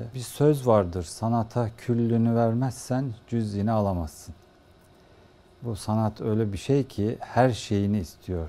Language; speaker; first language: Turkish; native; Turkish